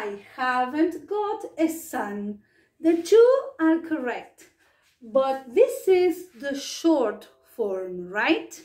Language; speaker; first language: English; non-native, fluent; Spanish